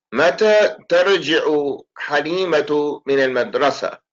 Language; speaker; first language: Arabic; non-native, fluent; English